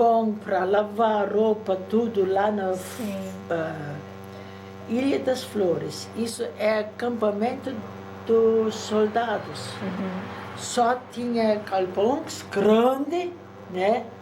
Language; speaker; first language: Portuguese; early bilingual, other home language; German